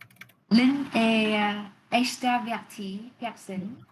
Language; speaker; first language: French; non-native, learner; Vietnamese